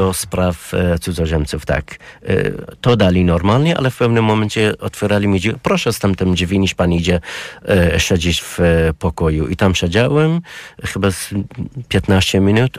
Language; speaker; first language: Polish; non-native, learner; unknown